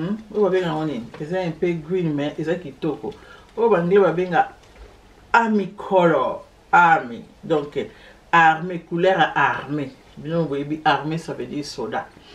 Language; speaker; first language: French; non-native, local second language; Lingala